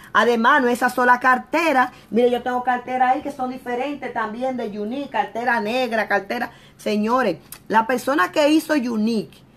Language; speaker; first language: Spanish; native; Spanish